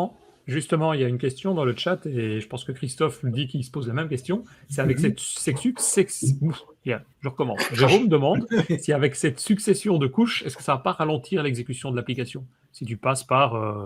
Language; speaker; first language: French; native; French